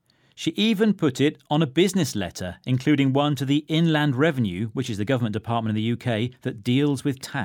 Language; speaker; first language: English; native; English